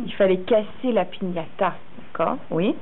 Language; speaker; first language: French; native; French